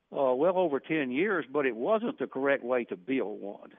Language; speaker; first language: English; native; English